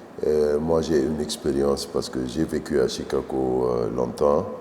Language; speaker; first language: French; non-native, fluent; Arabic